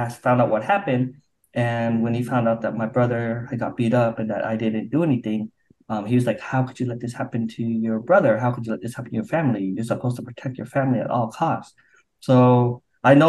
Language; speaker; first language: English; native; English